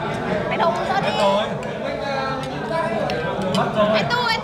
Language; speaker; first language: Vietnamese; non-native, fluent; Lao